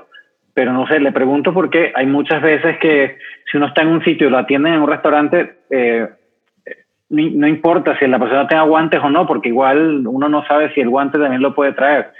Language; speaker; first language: Spanish; native; Spanish